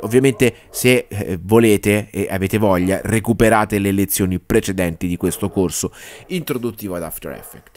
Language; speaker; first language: Italian; native; Italian